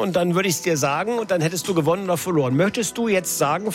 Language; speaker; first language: German; native; German